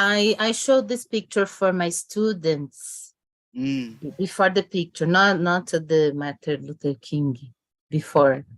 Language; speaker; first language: English; non-native, learner; Portuguese